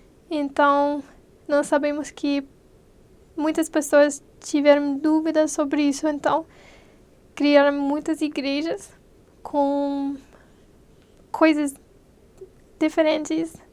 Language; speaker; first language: Portuguese; non-native, fluent; English